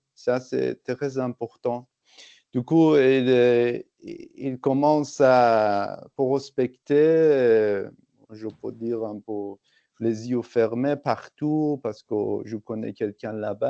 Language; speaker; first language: French; non-native, fluent; Persian